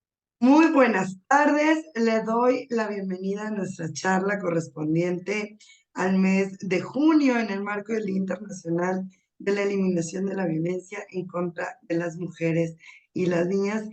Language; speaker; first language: Spanish; native; Spanish